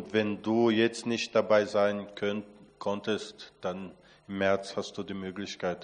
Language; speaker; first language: German; non-native, fluent; Portuguese